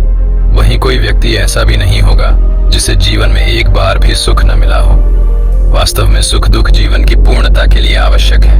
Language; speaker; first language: Hindi; native; Hindi